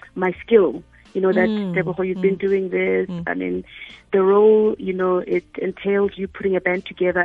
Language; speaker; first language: English; non-native, local second language; Tswana